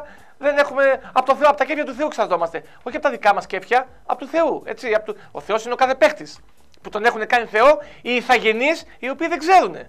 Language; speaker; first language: Greek; native; Greek